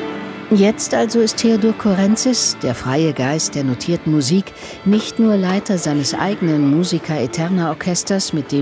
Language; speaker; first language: German; native; German